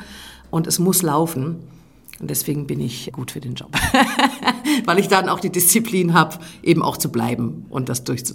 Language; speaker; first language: German; native; German